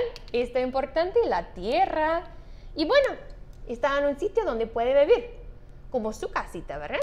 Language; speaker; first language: Spanish; non-native, fluent; English